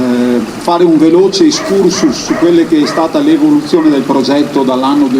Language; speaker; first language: Italian; native; Italian